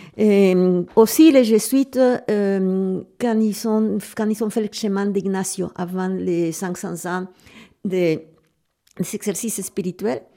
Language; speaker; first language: French; non-native, fluent; Spanish